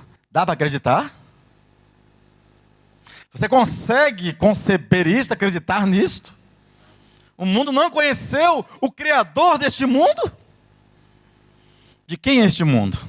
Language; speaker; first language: Portuguese; native; Portuguese